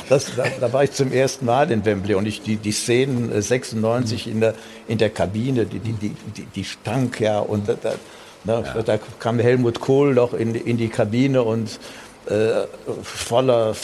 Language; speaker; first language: German; native; German